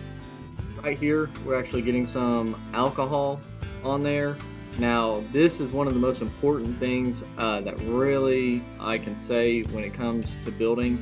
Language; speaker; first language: English; native; English